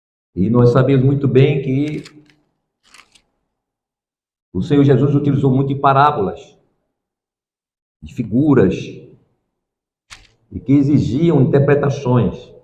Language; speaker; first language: Portuguese; native; Portuguese